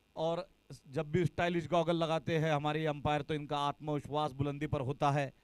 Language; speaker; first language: Hindi; non-native, local second language; Marathi